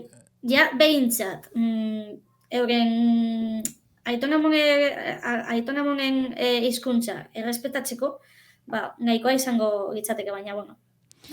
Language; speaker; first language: Basque; non-native, fluent; Catalan